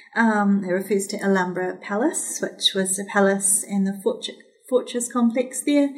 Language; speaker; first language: English; native; English